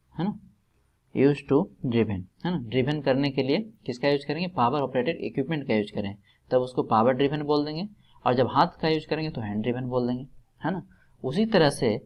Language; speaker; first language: Hindi; native; Hindi